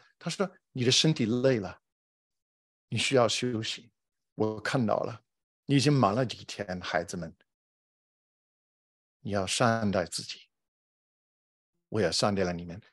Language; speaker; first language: Chinese; non-native, fluent; English